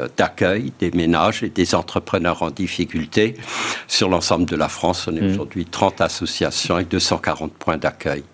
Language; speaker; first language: French; native; French